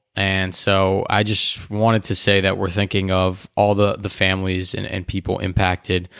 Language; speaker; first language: English; native; English